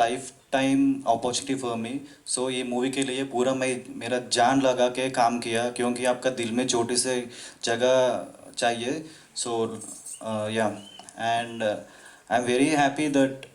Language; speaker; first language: Hindi; non-native, local second language; Telugu